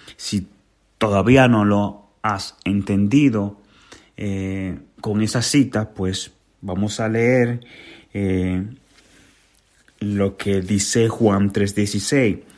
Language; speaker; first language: Spanish; native; Spanish